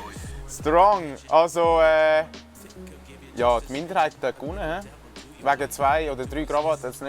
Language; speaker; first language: German; native; German